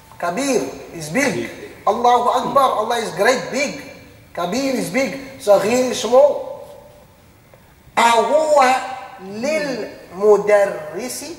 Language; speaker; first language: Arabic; non-native, fluent; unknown